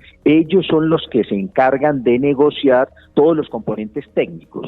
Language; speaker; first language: Spanish; native; Spanish